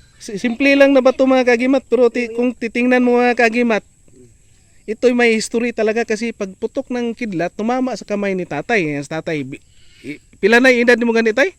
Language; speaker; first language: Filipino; non-native, local second language; Cebuano